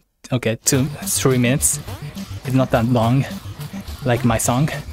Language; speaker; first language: English; non-native, learner; Japanese